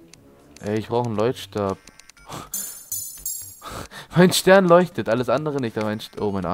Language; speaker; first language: German; native; German